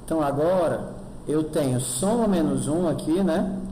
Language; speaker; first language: Portuguese; native; Portuguese